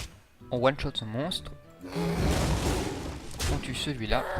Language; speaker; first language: French; native; French